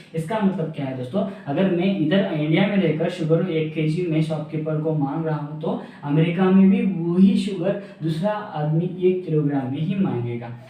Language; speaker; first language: Hindi; non-native, local second language; Marathi